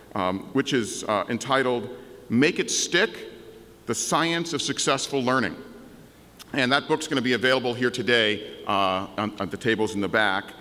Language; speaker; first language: English; native; English